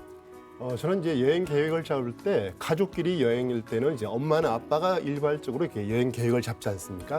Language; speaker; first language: Korean; native; Korean